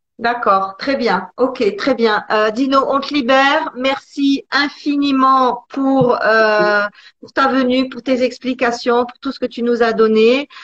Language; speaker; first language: French; early bilingual, other home language; Italian